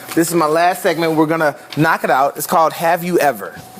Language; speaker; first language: English; native; English